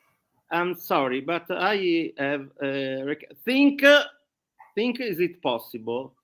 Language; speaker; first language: English; non-native, learner; Italian